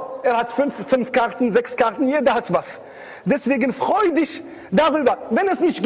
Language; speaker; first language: German; non-native, fluent; Arabic